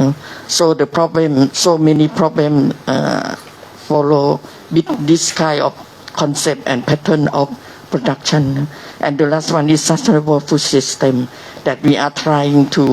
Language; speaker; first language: English; non-native, learner; Thai